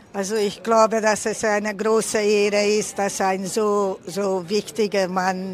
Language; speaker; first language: German; non-native, fluent; Hungarian